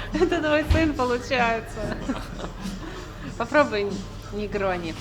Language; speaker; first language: Russian; native; Russian